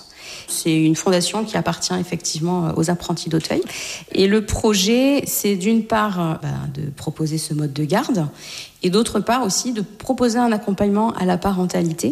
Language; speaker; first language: French; native; French